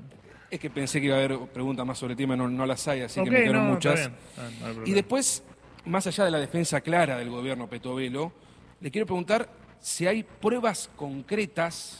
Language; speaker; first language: Spanish; native; Spanish